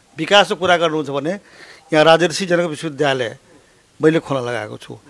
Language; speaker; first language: Nepali; non-native, local second language; Maithili